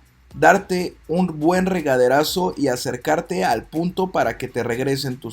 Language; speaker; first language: Spanish; native; Spanish